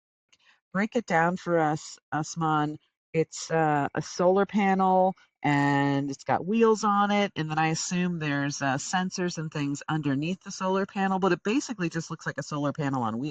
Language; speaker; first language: English; native; English